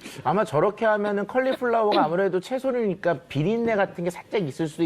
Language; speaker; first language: Korean; native; Korean